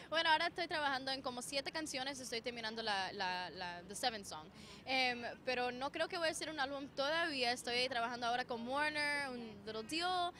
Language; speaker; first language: Spanish; early bilingual, other home language; English